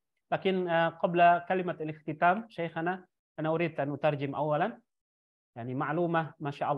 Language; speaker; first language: Arabic; non-native, fluent; Indonesian